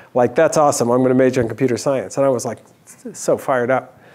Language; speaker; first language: English; native; English